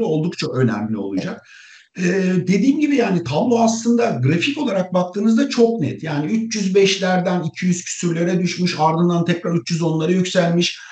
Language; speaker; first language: Turkish; native; Turkish